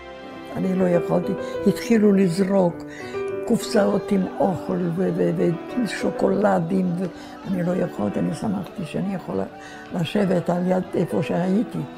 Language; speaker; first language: Hebrew; non-native, fluent; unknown